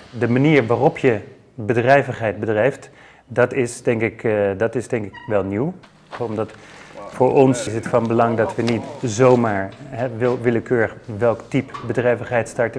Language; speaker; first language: Dutch; native; Dutch